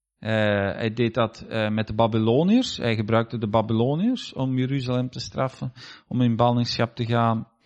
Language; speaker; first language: Dutch; native; Dutch